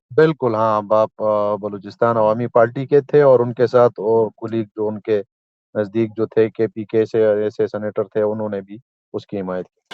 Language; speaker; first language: Urdu; non-native, local second language; Pashto